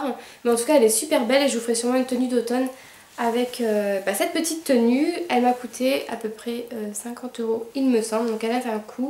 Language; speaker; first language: French; native; French